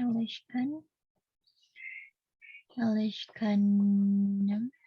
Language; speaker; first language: Turkish; non-native, learner; Indonesian